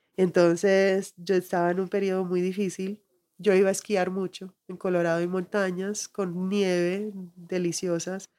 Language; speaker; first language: Spanish; early bilingual, heritage; Spanish